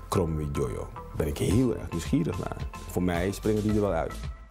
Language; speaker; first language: Dutch; native; Dutch